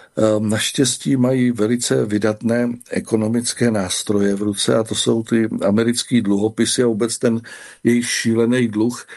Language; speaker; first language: Czech; native; Czech